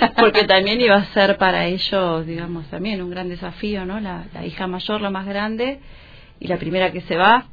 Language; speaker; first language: Spanish; native; Spanish